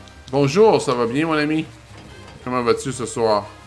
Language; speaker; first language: French; native; French